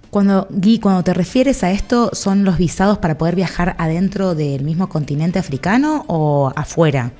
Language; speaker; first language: Spanish; native; Spanish